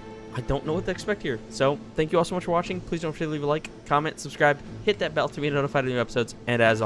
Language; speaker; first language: English; native; English